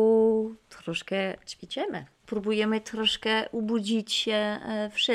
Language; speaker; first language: Polish; non-native, learner; French